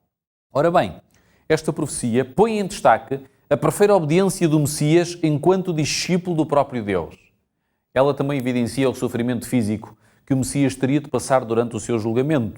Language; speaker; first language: Portuguese; native; Portuguese